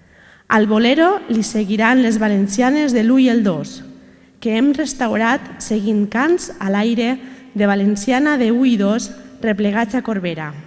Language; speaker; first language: Catalan; native; Catalan